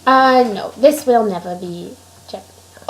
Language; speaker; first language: English; native; English